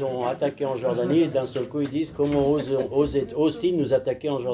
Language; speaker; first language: French; native; French